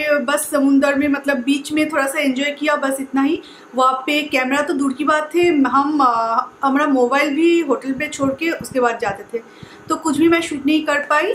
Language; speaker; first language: Hindi; non-native, local second language; Bangla